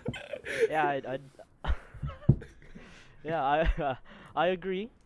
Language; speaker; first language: English; early bilingual, other home language; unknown